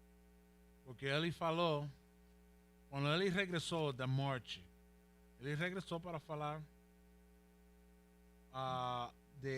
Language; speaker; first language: Portuguese; non-native, learner; Spanish